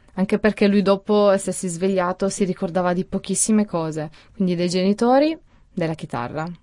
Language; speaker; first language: Italian; native; Italian